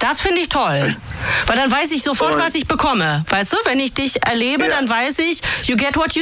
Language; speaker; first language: German; native; German